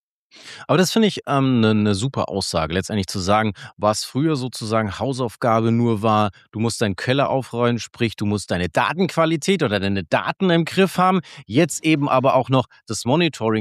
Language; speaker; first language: German; native; German